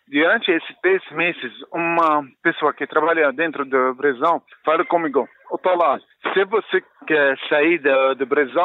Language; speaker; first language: Portuguese; non-native, learner; Arabic